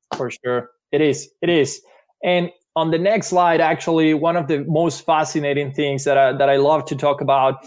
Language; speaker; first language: English; non-native, fluent; Spanish